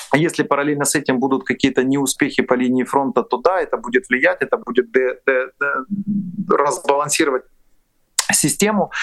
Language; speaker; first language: Russian; non-native, local second language; Ukrainian